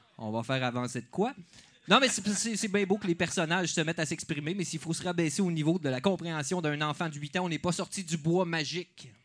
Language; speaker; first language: French; native; French